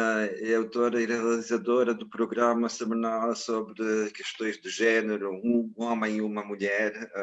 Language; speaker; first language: Portuguese; non-native, fluent; Croatian